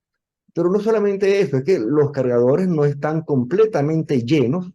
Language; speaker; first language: Spanish; native; Spanish